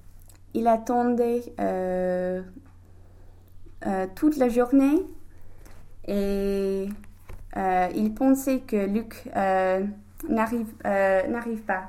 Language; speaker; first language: French; non-native, learner; English